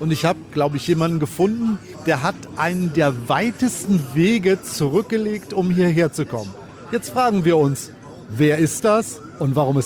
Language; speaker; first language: German; native; German